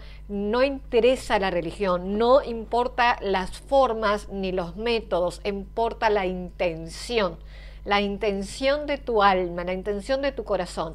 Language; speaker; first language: Spanish; native; Spanish